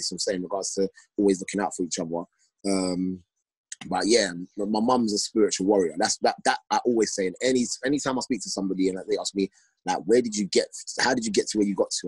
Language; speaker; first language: English; native; English